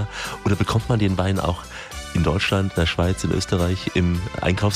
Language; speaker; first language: German; native; German